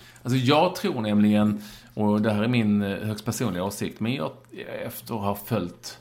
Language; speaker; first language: Swedish; native; Swedish